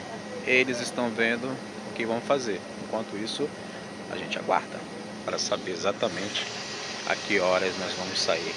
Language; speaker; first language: Portuguese; native; Portuguese